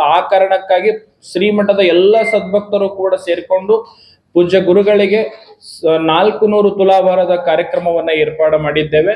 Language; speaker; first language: Kannada; native; Kannada